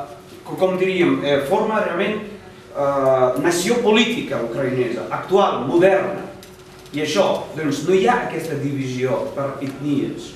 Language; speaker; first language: Catalan; non-native, fluent; Ukrainian